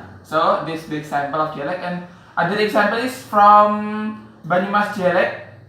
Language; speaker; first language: English; non-native, learner; Javanese